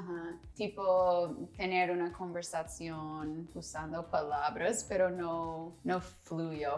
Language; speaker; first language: Spanish; non-native, learner; English